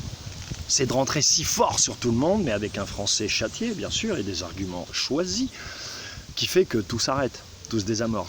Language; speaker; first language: French; native; French